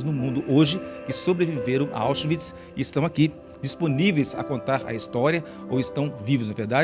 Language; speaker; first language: Portuguese; native; Portuguese